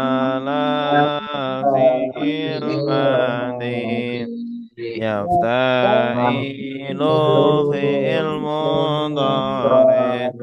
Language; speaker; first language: Arabic; non-native, fluent; Indonesian